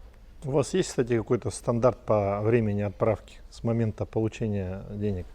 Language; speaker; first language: Russian; native; Russian